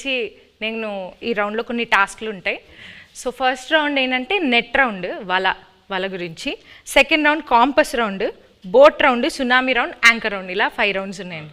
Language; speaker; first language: Telugu; native; Telugu